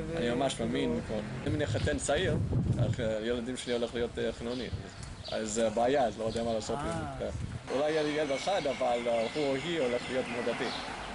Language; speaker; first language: Hebrew; non-native, learner; English